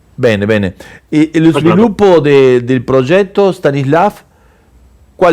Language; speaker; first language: Italian; non-native, local second language; Spanish